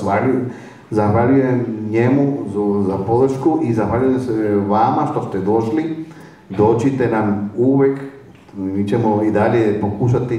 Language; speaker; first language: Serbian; non-native, fluent; Spanish